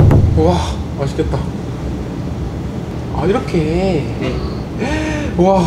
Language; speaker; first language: Korean; native; Korean